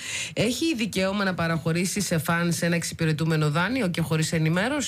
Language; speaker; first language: Greek; native; Greek